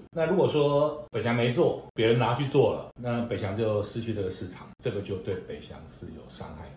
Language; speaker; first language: Chinese; native; Chinese